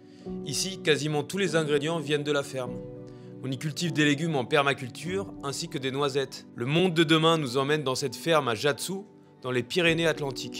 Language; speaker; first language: French; native; French